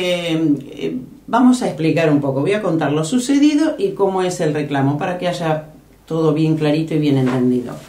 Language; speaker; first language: Spanish; native; Spanish